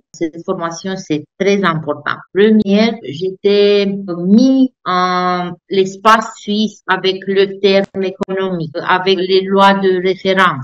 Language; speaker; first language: French; non-native, fluent; Romanian